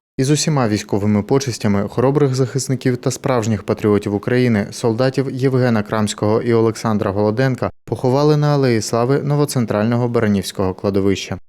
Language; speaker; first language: Ukrainian; native; Ukrainian